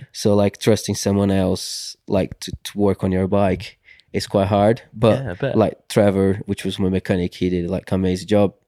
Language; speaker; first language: English; non-native, fluent; Portuguese